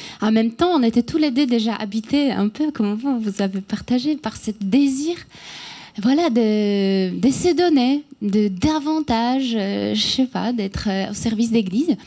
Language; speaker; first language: French; non-native, fluent; Polish